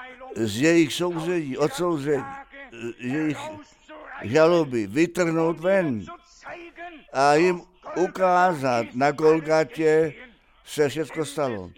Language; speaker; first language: Czech; non-native, fluent; German